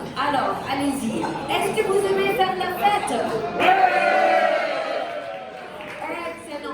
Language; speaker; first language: French; non-native, local second language; German